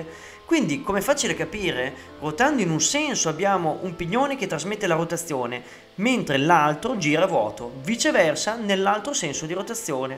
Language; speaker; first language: Italian; native; Italian